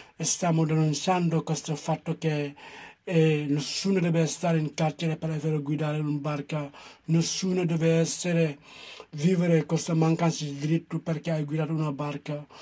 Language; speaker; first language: Italian; non-native, fluent; Wolof